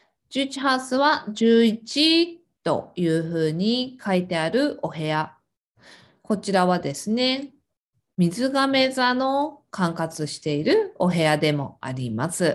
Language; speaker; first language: Japanese; native; Japanese